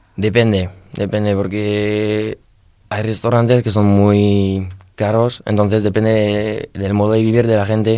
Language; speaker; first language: Spanish; non-native, learner; French